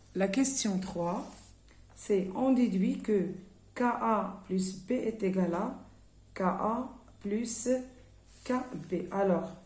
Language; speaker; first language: French; non-native, local second language; Arabic